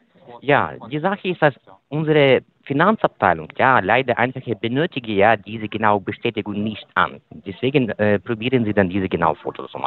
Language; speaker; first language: German; non-native, fluent; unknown